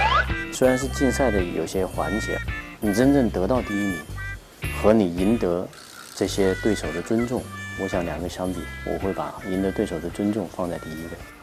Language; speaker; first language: Chinese; native; Chinese